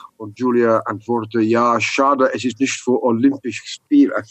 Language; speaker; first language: German; non-native, learner; English